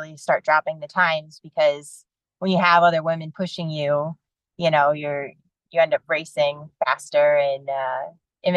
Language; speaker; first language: English; native; English